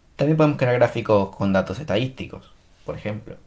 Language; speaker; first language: Spanish; native; Spanish